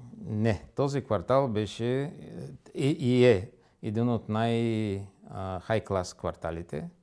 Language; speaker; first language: Bulgarian; native; Bulgarian